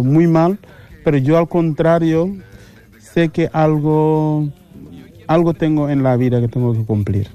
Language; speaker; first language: Spanish; non-native, fluent; Wolof